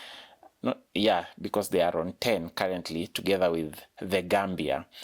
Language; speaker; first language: English; non-native, local second language; Swahili